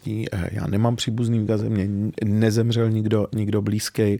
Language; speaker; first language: Czech; early bilingual, other home language; Arabic